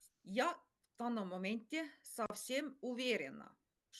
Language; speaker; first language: Russian; non-native, fluent; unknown